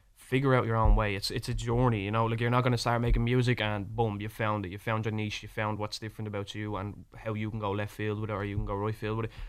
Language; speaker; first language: English; native; English